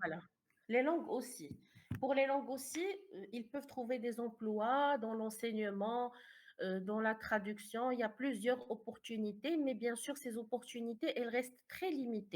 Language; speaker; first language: French; non-native, fluent; Arabic